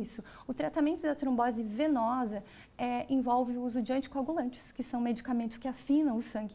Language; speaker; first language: Portuguese; native; Portuguese